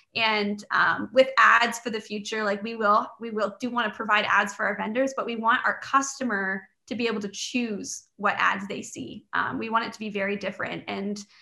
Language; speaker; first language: English; native; English